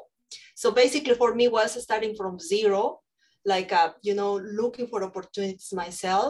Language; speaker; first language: English; non-native, fluent; Spanish